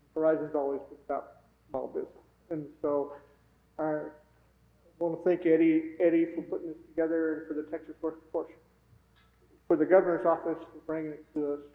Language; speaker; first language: English; native; English